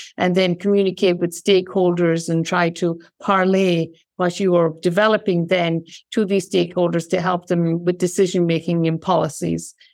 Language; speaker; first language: English; native; English